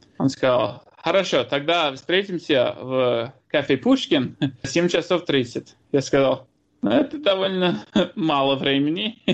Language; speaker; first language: Russian; non-native, fluent; English